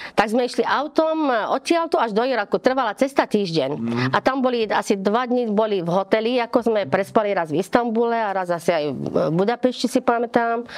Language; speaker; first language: Slovak; early bilingual, heritage; Slovak